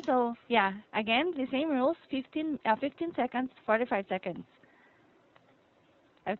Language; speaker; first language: English; non-native, fluent; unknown